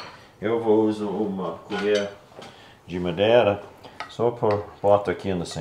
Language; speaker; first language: Portuguese; non-native, learner; English